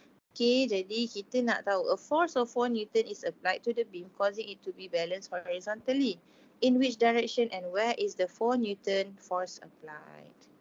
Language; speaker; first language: English; non-native, local second language; Malay